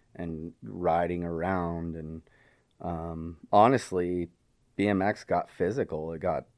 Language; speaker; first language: English; native; English